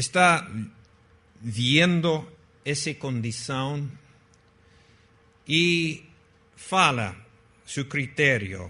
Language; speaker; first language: Portuguese; non-native, fluent; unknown